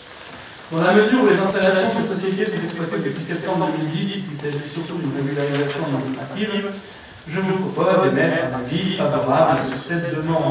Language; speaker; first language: French; native; French